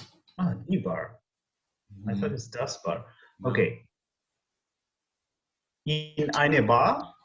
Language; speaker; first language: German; non-native, learner; English